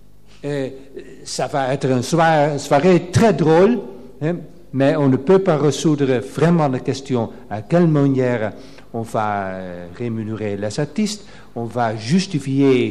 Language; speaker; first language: French; non-native, fluent; Dutch